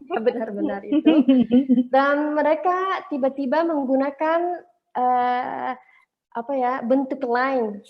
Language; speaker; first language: Indonesian; non-native, learner; Dutch